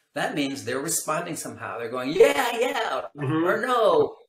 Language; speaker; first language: English; native; English